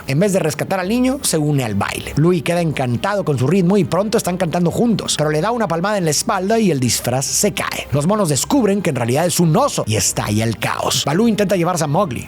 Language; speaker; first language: Spanish; native; Spanish